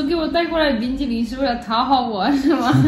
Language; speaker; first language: Chinese; non-native, fluent; Italian